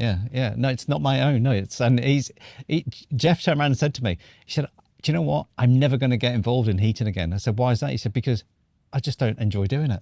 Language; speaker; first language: English; native; English